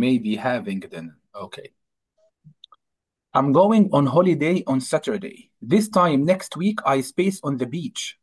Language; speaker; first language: English; non-native, fluent; Arabic